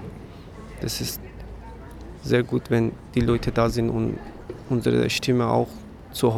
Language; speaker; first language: German; non-native, learner; Persian